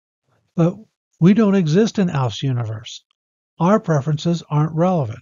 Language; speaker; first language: English; native; English